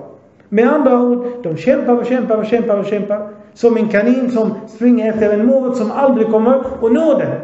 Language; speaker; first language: Swedish; early bilingual, other home language; Arabic